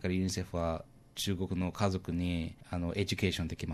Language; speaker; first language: Japanese; non-native, learner; English